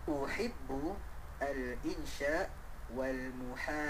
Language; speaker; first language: Arabic; non-native, learner; Malay